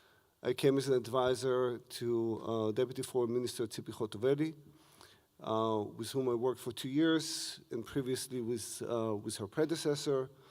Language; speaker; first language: English; non-native, fluent; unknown